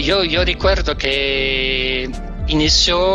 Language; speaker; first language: Spanish; non-native, learner; Danish